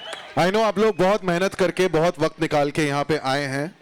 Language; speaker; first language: Hindi; native; Hindi